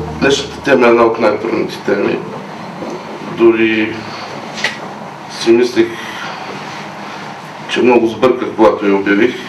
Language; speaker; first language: Bulgarian; native; Bulgarian